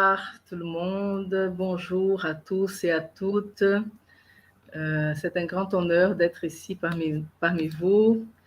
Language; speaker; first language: French; non-native, fluent; Portuguese